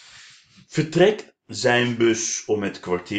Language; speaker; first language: Dutch; non-native, fluent; Turkish